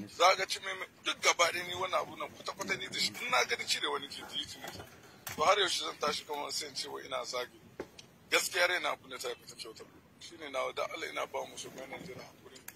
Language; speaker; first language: Hausa; non-native, local second language; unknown